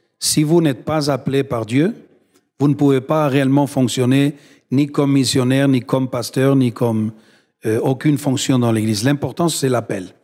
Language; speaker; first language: French; non-native, fluent; Spanish